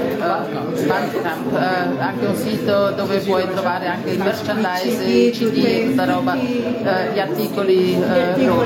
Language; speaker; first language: Italian; native; Italian